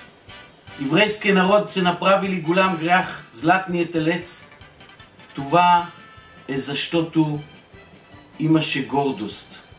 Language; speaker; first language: Bulgarian; non-native, fluent; Hebrew